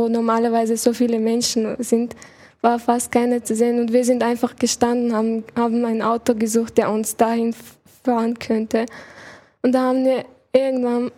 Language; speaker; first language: German; early bilingual, other home language; Chechen